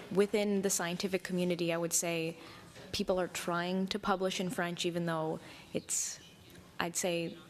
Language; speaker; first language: English; native; English